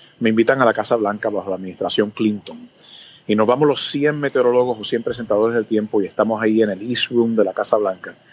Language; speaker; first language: Spanish; early bilingual, other home language; English